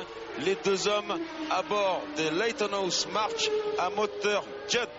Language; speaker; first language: French; native; French